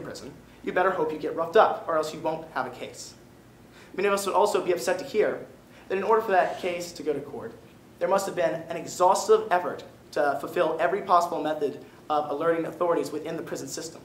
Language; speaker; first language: English; native; English